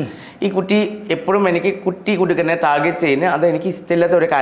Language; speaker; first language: Malayalam; non-native, local second language; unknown